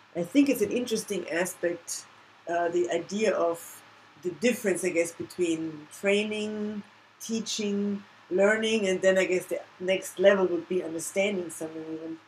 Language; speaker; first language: English; non-native, fluent; German